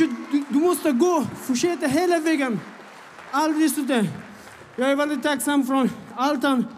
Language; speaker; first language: Swedish; non-native, fluent; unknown